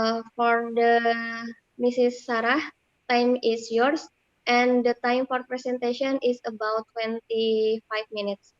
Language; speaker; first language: English; non-native, fluent; Indonesian